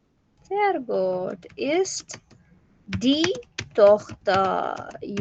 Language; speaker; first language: German; non-native, learner; Urdu